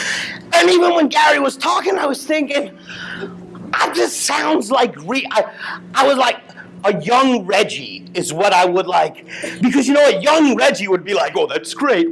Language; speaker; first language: English; native; English